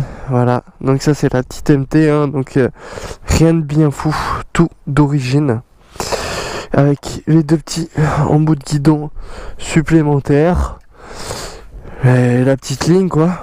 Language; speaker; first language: French; native; French